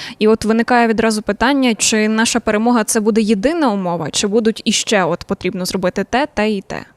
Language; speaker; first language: Ukrainian; native; Ukrainian